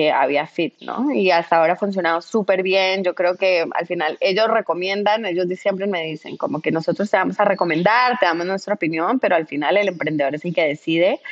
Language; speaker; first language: Spanish; native; Spanish